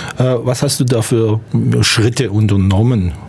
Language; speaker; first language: German; native; German